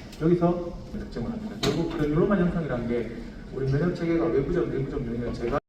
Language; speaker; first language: Korean; native; Korean